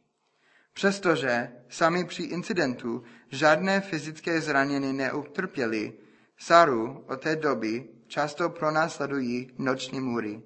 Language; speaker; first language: Czech; non-native, fluent; English